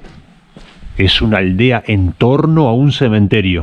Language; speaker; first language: Spanish; native; Spanish